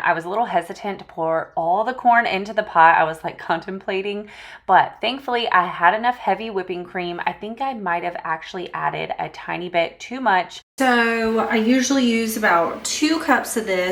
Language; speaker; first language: English; native; English